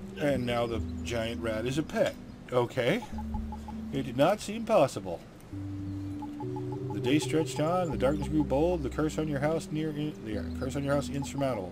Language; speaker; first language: English; native; English